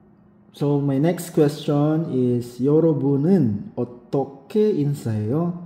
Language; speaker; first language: Korean; non-native, fluent; Filipino